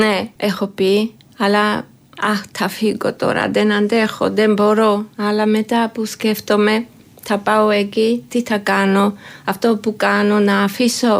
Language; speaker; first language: Greek; non-native, learner; Georgian